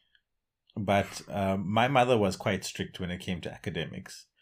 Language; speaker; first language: English; native; English